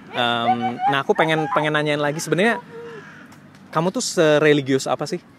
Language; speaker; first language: Indonesian; native; Indonesian